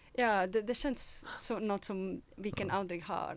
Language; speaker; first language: Swedish; non-native, fluent; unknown